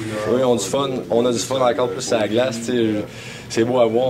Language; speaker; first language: French; native; French